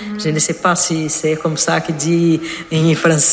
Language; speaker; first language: French; non-native, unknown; Portuguese